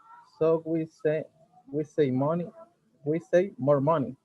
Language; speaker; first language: English; non-native, learner; Spanish